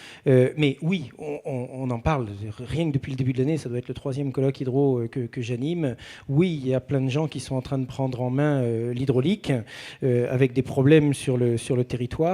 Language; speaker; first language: French; native; French